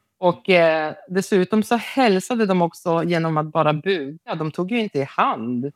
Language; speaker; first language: Swedish; non-native, local second language; Romany